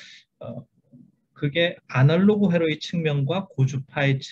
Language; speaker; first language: Korean; native; Korean